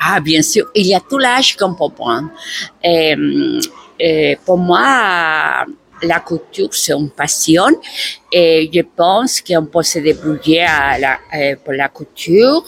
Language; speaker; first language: French; non-native, learner; Spanish